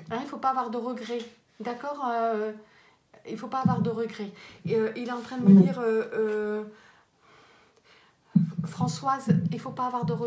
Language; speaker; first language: French; native; French